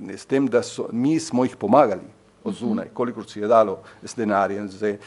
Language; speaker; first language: Slovenian; non-native, fluent; Spanish